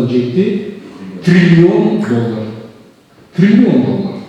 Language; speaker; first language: Russian; non-native, local second language; Kyrgyz